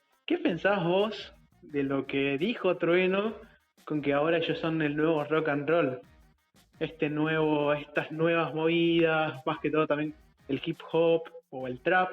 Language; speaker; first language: Spanish; native; Spanish